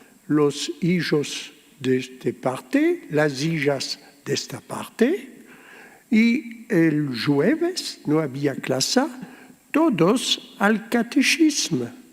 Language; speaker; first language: Spanish; early bilingual, heritage; Ladino